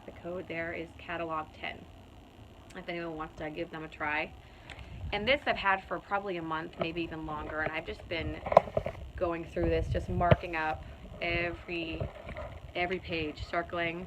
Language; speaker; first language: English; native; English